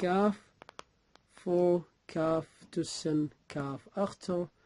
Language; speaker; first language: Dutch; non-native, learner; Somali